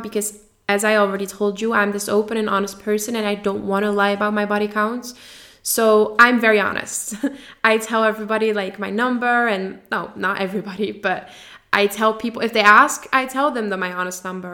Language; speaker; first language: English; non-native, fluent; Dutch